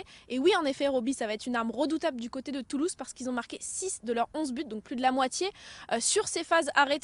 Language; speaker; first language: French; native; French